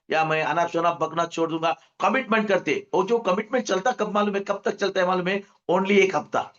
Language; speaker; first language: Hindi; non-native, local second language; Marathi